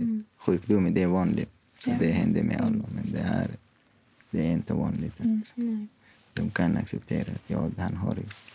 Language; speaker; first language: Swedish; non-native, fluent; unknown